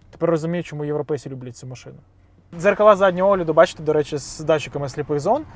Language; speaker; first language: Ukrainian; non-native, local second language; Russian